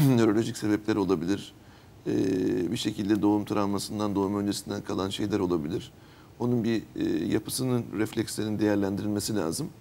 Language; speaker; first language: Turkish; native; Turkish